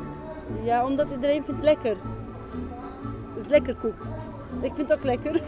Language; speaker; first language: Dutch; non-native, learner; Turkish